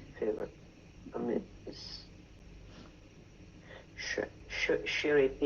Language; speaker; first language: English; non-native, learner; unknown